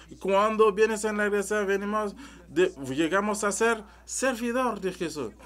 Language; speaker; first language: Spanish; non-native, learner; French